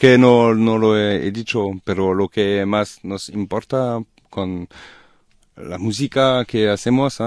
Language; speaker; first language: Spanish; non-native, learner; French